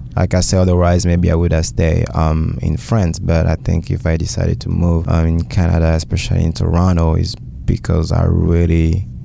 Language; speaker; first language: English; early bilingual, other home language; French